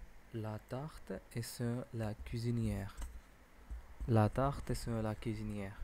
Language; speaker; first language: French; non-native, learner; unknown